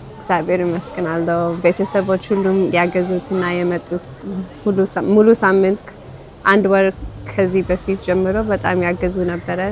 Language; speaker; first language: Amharic; early bilingual, heritage; Amharic